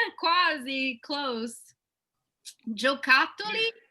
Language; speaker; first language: Italian; non-native, fluent; English